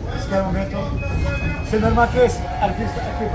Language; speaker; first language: Portuguese; native; Portuguese